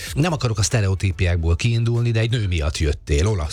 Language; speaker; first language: Hungarian; native; Hungarian